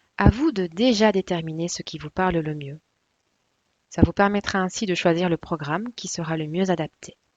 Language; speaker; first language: French; native; French